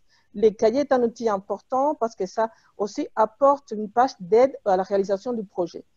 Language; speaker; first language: French; non-native, fluent; Spanish